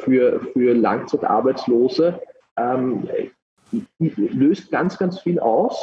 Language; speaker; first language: German; native; German